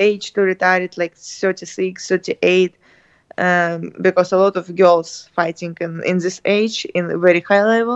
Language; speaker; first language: English; non-native, learner; Russian